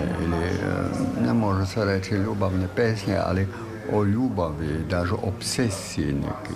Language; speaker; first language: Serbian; non-native, fluent; German